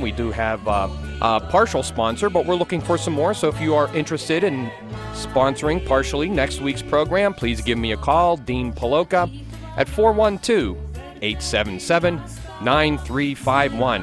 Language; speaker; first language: English; native; English